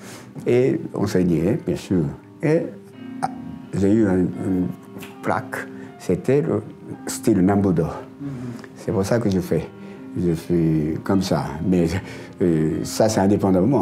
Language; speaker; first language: French; non-native, learner; Japanese